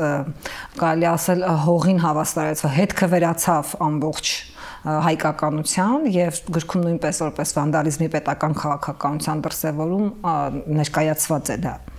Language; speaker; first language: Armenian; native; Armenian